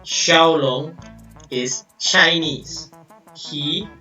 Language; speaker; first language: English; non-native, local second language; Malay